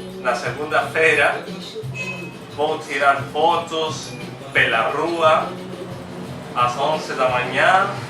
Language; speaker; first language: Portuguese; non-native, learner; Spanish